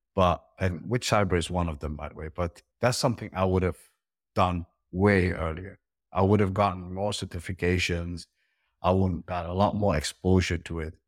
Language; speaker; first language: English; early bilingual, heritage; Dutch